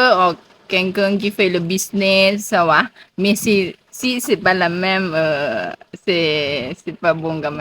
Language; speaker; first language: French; non-native, learner; Thai